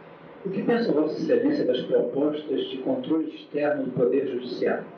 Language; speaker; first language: Portuguese; native; Portuguese